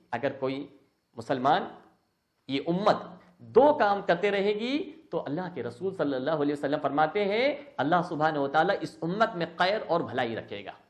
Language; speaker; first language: Urdu; native; Urdu